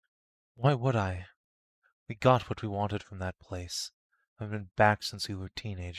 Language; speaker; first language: English; native; English